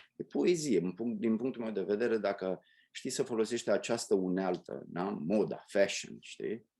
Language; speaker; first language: Romanian; native; Romanian